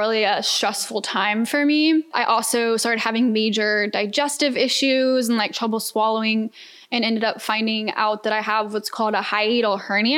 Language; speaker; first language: English; native; English